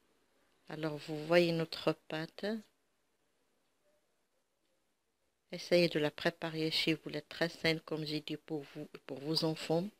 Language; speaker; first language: French; non-native, local second language; Arabic